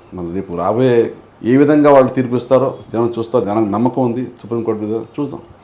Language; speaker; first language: Telugu; native; Telugu